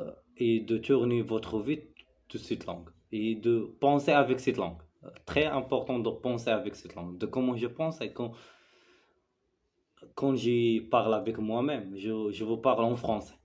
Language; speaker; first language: French; non-native, learner; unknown